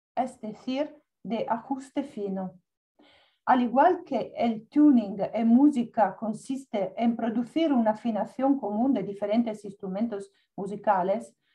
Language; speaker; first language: Spanish; non-native, learner; Italian